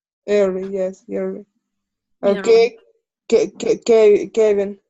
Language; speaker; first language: English; non-native, learner; Ukrainian